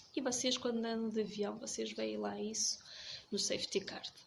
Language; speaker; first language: Portuguese; native; Portuguese